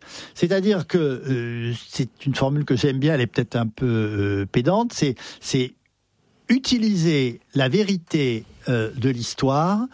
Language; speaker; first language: French; native; French